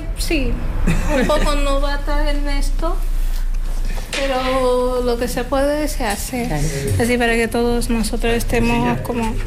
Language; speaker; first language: Spanish; non-native, fluent; Portuguese